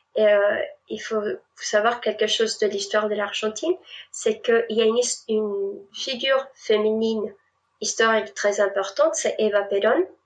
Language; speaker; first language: French; non-native, fluent; Spanish